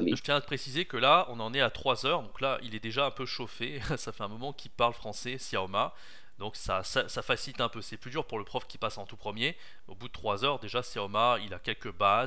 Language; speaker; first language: French; native; French